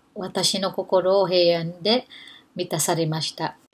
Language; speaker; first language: Japanese; non-native, fluent; Filipino